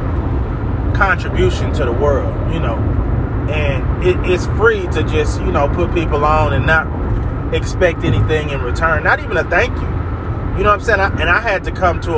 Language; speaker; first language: English; native; English